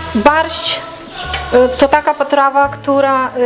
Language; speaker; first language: Polish; non-native, learner; Ukrainian